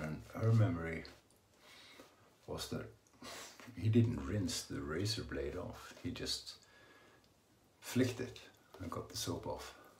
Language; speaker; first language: English; non-native, fluent; Swedish